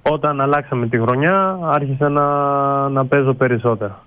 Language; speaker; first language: Greek; early bilingual, other home language; Bulgarian